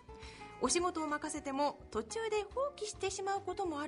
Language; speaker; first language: Japanese; native; Japanese